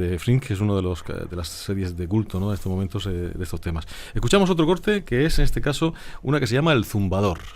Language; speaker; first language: Spanish; native; Spanish